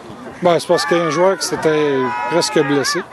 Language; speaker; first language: French; native; French